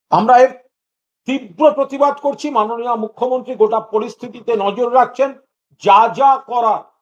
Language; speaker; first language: Bangla; native; Bangla